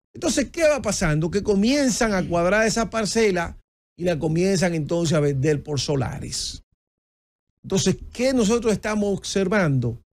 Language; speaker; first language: Spanish; native; Spanish